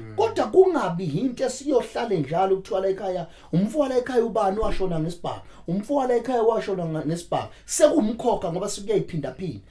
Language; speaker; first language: Zulu; native; Zulu